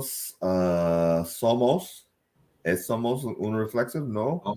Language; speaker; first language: Spanish; non-native, learner; English